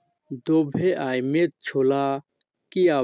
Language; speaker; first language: Italian; non-native, fluent; Bangla